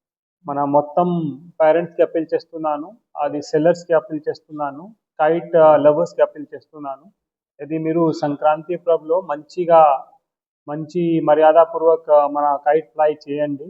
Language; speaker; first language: Telugu; non-native, local second language; Urdu